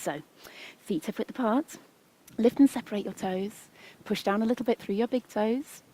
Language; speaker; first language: English; native; English